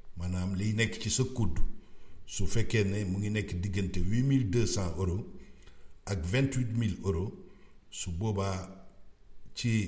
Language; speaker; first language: Wolof; native; Wolof